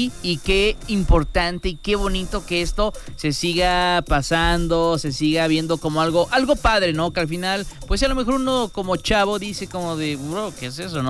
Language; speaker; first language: Spanish; native; Spanish